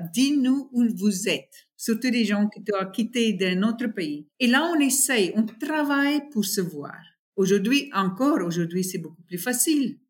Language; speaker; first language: French; non-native, fluent; Afrikaans